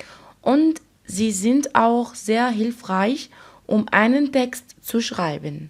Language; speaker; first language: German; non-native, fluent; Arabic